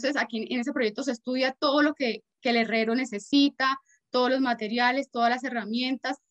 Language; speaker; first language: Spanish; native; Spanish